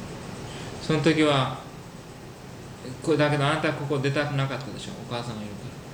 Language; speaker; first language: Japanese; early bilingual, heritage; Japanese